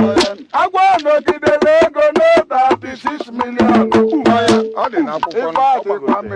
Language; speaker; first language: Igbo; native; Igbo